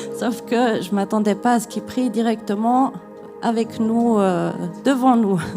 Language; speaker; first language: French; native; French